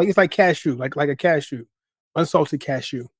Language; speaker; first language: English; native; English